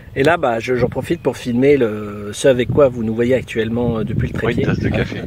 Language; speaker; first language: French; native; French